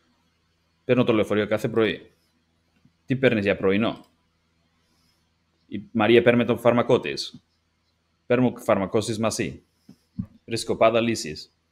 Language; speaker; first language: Greek; non-native, learner; English